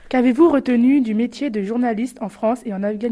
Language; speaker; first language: French; native; French